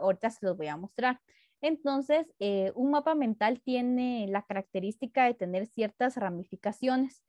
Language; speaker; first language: Spanish; native; Spanish